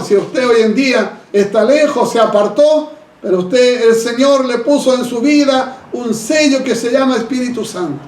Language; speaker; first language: Spanish; native; Spanish